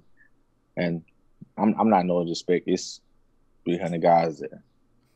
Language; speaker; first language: English; native; English